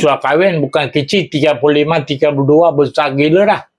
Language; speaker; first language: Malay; non-native, local second language; Tamil